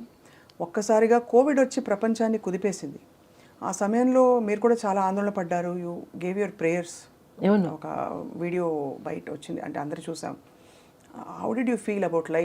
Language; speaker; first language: Telugu; native; Telugu